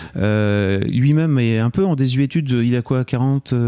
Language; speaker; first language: French; native; French